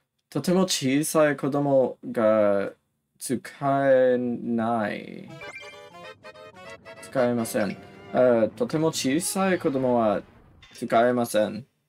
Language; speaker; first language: Japanese; non-native, learner; English